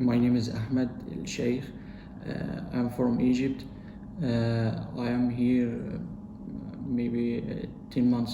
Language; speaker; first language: English; non-native, learner; Arabic